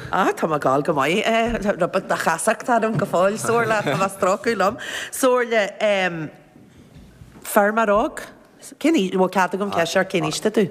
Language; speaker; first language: Irish; native; Irish